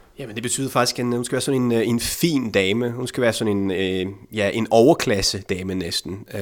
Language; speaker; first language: Danish; early bilingual, other home language; Russian